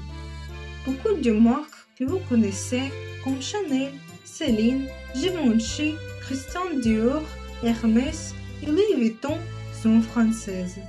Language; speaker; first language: French; non-native, learner; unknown